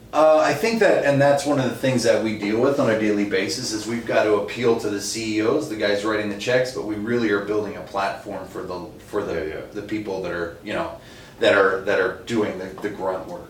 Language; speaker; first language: English; native; English